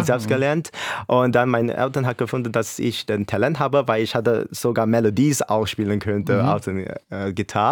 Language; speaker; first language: German; non-native, fluent; English